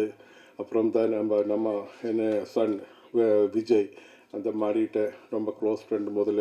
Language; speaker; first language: Tamil; non-native, learner; Malayalam